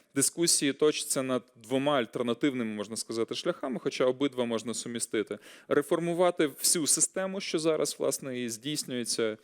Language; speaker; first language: Ukrainian; native; Ukrainian